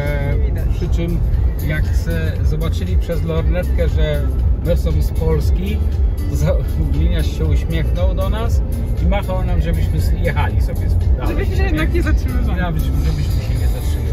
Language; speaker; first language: Polish; native; Polish